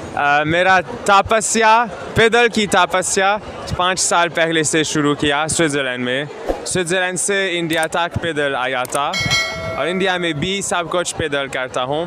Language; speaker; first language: Hindi; non-native, learner; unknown